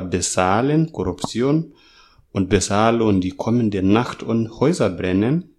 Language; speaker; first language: German; non-native, fluent; Masai